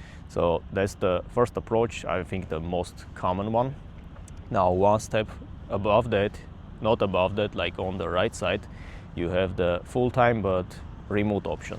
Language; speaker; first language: English; non-native, fluent; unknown